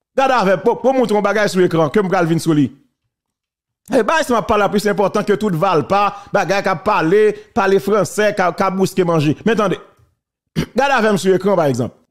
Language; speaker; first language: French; non-native, local second language; Haitian Creole